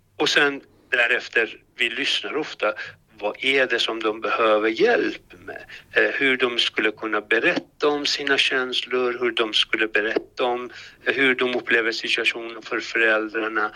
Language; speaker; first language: Swedish; non-native, fluent; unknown